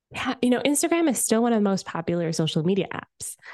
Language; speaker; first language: English; native; English